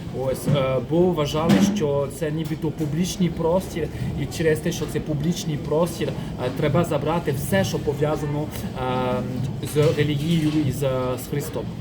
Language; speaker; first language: Ukrainian; non-native, fluent; French